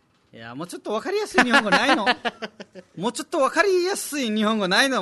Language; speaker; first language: Japanese; non-native, fluent; Nepali